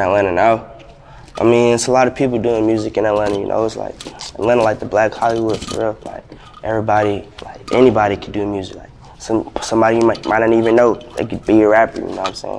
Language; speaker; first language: English; native; English